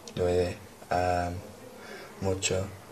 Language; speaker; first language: Spanish; non-native, learner; English